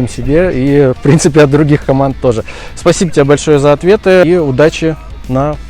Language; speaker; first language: Russian; native; Russian